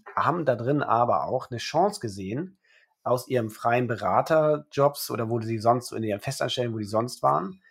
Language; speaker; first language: German; native; German